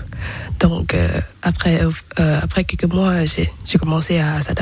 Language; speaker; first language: French; non-native, learner; Thai